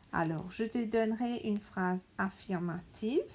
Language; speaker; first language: French; non-native, local second language; Morisyen